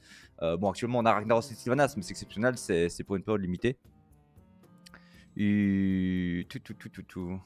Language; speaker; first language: French; native; French